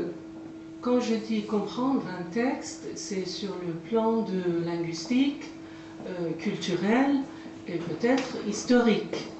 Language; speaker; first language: French; non-native, fluent; Persian